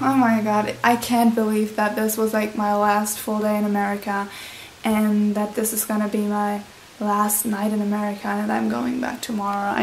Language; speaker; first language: English; non-native, fluent; German